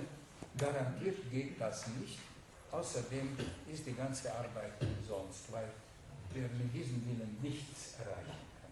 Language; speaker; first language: German; non-native, fluent; Hungarian